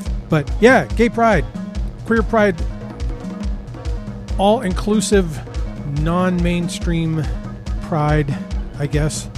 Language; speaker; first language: English; native; English